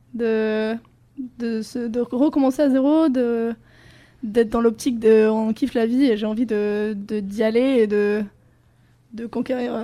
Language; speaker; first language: French; non-native, fluent; Spanish